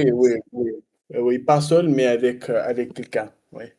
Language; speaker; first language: French; non-native, learner; Russian